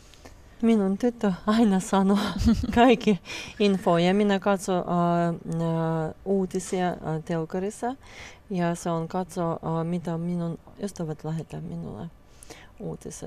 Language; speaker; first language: Finnish; non-native, learner; Russian